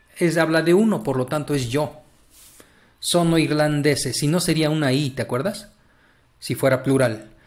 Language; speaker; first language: Spanish; native; Spanish